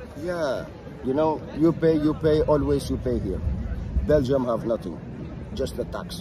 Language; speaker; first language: English; non-native, learner; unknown